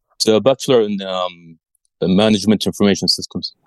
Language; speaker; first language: English; early bilingual, other home language; Arabic